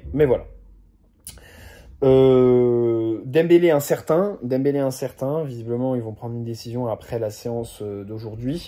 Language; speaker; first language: French; native; French